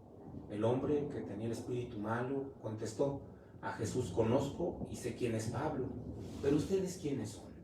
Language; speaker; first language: Spanish; native; Spanish